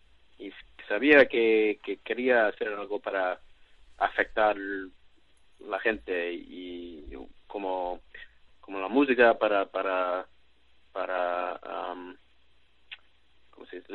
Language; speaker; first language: Spanish; non-native, learner; English